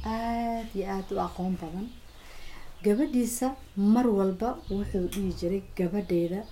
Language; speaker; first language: French; non-native, learner; Somali